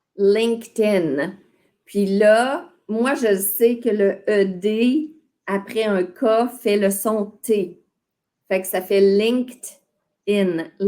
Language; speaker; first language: French; native; French